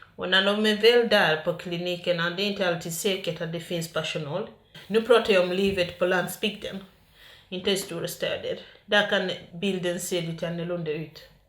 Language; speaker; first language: Swedish; non-native, fluent; Ganda